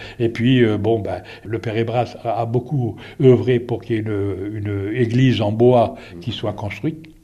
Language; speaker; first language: French; native; French